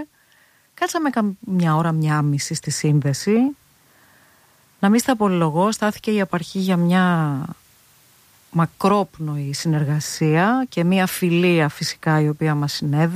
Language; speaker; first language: Greek; native; Greek